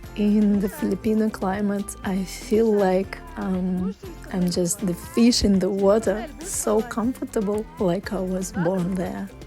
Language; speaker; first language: English; non-native, fluent; Russian